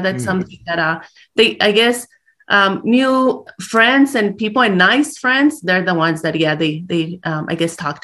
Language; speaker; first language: English; early bilingual, other home language; Spanish